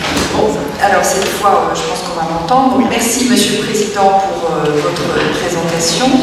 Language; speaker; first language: French; native; French